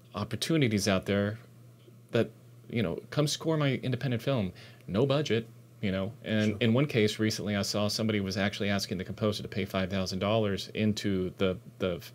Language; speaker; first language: English; native; English